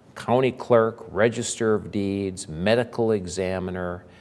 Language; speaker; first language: English; native; English